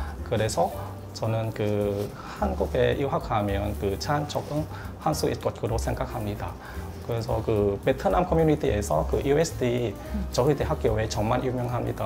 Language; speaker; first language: Korean; non-native, learner; Vietnamese